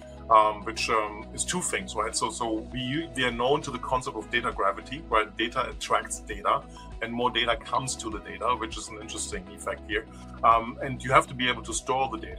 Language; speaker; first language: English; non-native, fluent; German